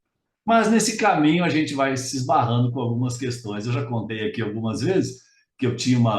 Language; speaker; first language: Portuguese; native; Portuguese